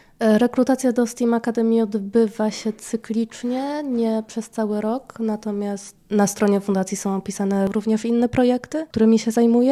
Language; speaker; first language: Polish; native; Polish